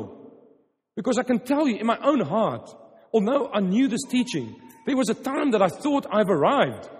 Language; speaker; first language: English; non-native, local second language; Afrikaans